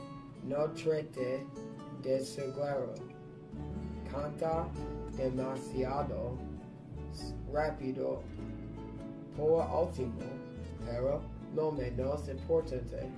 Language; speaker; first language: Spanish; non-native, learner; English